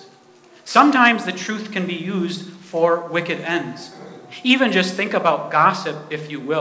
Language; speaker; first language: English; native; English